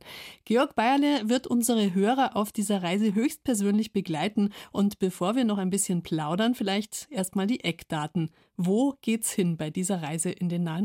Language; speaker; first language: German; native; German